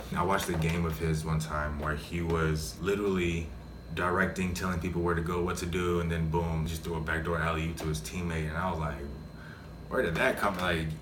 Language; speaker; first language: English; native; English